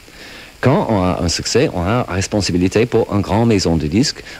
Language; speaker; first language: French; non-native, fluent; English